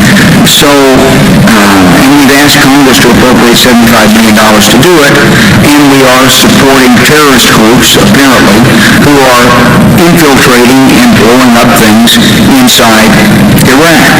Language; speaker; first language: English; native; English